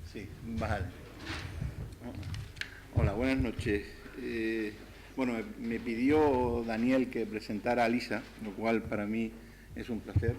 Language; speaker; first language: Spanish; native; Spanish